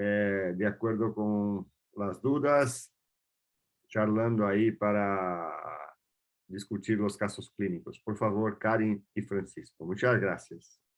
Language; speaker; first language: Spanish; non-native, fluent; Portuguese